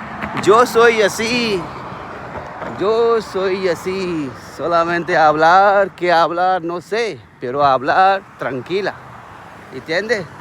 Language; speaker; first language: Spanish; non-native, learner; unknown